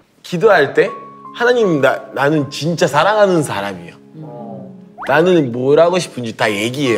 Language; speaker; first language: Korean; early bilingual, heritage; Korean